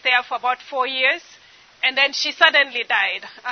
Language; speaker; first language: English; non-native, local second language; Kamba